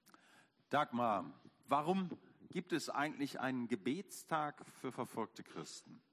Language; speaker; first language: German; native; German